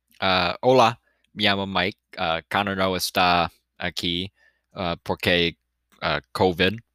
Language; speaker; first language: Spanish; non-native, learner; English